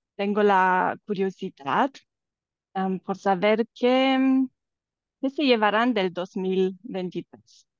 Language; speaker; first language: Spanish; non-native, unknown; Romanian